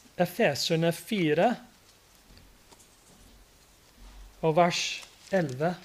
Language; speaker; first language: Norwegian; non-native, fluent; English